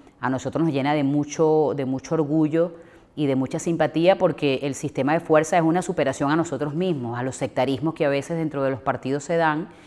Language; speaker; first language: Spanish; native; Spanish